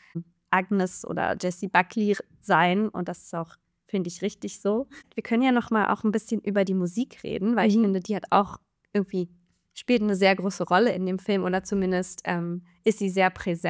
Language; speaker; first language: German; native; German